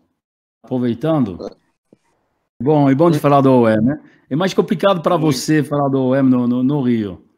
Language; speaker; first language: Portuguese; non-native, fluent; French